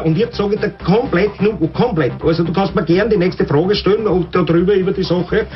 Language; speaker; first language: German; native; German